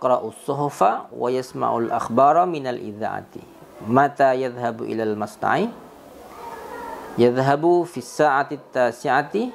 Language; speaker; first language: Arabic; non-native, fluent; Indonesian